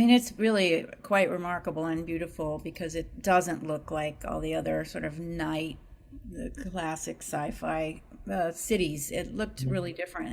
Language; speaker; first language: English; native; English